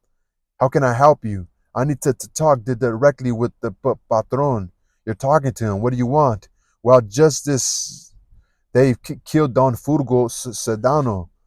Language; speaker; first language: English; native; English